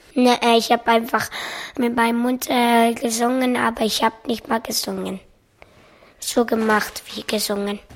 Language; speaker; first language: German; early bilingual, other home language; Russian